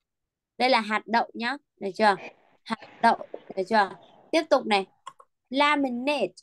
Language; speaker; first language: Vietnamese; native; Vietnamese